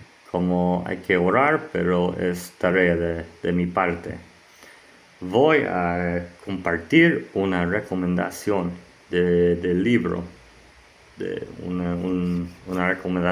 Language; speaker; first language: Spanish; non-native, learner; English